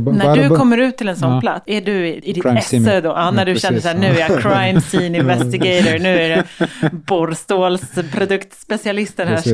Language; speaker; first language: Swedish; native; Swedish